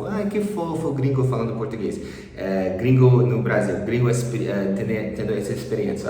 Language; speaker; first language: Portuguese; early bilingual, other home language; English